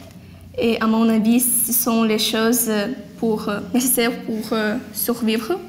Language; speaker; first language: French; non-native, learner; Lithuanian